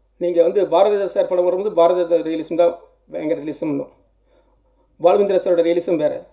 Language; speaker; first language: Tamil; native; Tamil